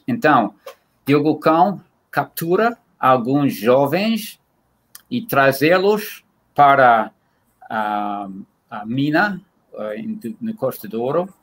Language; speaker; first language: Portuguese; non-native, fluent; English